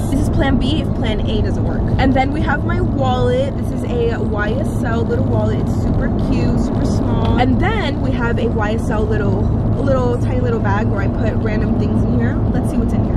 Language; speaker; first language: English; early bilingual, other home language; Spanish